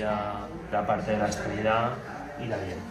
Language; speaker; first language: Spanish; native; Spanish